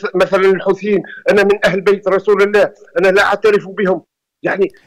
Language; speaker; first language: Arabic; native; Arabic